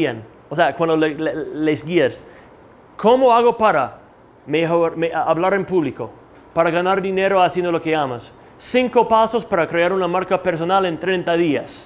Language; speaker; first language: Spanish; non-native, fluent; English